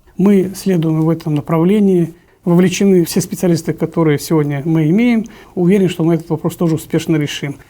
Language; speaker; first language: Russian; non-native, local second language; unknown